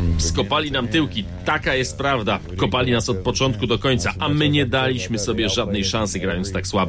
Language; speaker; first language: Polish; native; Polish